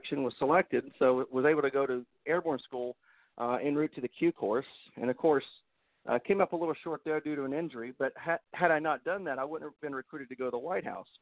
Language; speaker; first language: English; native; English